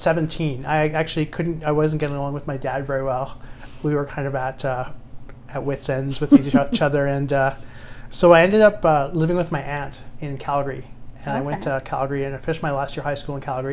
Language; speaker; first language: English; native; English